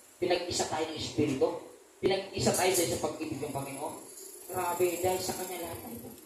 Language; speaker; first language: Filipino; non-native, local second language; Cebuano